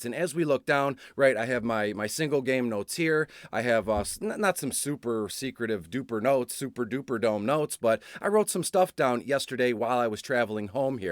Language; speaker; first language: English; native; English